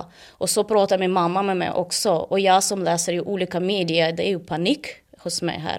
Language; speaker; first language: Swedish; non-native, fluent; Ukrainian